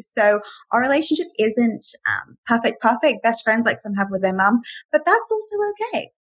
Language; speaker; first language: English; native; English